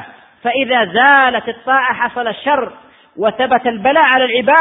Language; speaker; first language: Arabic; native; Arabic